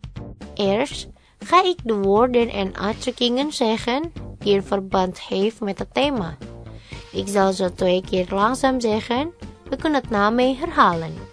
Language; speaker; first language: Dutch; non-native, fluent; Indonesian